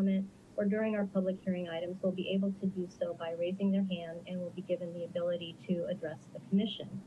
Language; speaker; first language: English; native; English